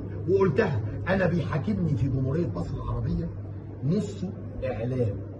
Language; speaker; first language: Arabic; native; Arabic